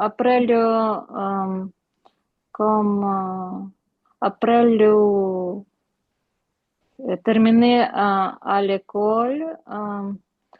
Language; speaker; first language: French; non-native, learner; Ukrainian